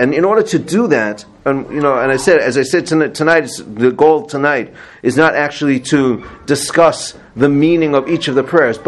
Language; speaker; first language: English; native; English